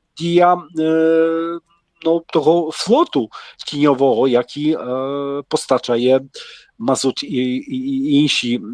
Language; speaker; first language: Polish; non-native, learner; Ukrainian